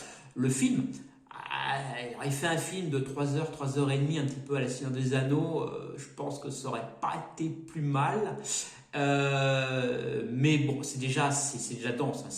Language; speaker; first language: French; native; French